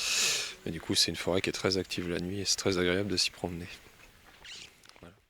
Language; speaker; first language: French; native; French